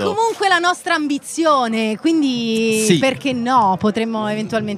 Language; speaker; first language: Italian; native; Italian